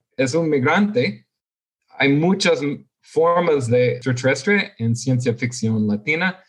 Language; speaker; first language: Spanish; non-native, fluent; English